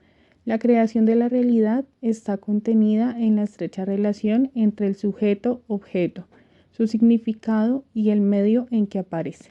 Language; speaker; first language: Spanish; native; Spanish